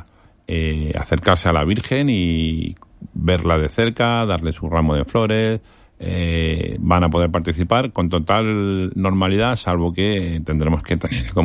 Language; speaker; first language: Spanish; native; Spanish